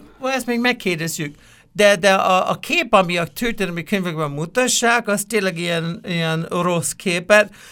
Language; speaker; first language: Hungarian; non-native, fluent; English